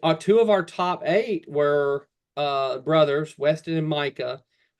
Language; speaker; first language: English; native; English